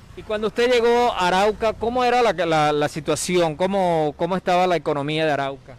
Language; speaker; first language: Spanish; native; Spanish